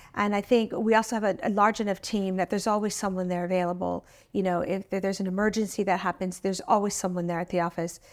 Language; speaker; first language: English; early bilingual, other home language; Italian